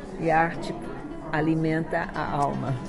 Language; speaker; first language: Portuguese; early bilingual, other home language; Chinese